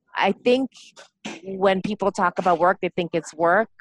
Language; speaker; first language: English; native; English